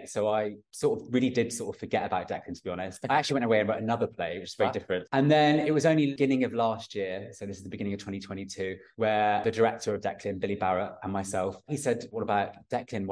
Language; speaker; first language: English; native; English